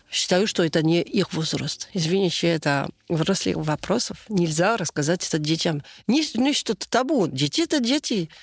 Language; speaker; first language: Russian; non-native, learner; French